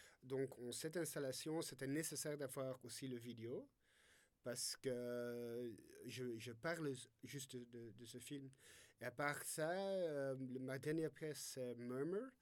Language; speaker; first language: French; non-native, fluent; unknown